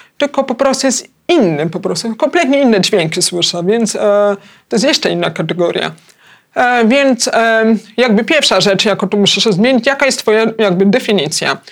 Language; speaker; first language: Polish; early bilingual, heritage; Polish